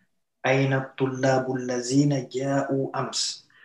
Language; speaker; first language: Arabic; non-native, learner; French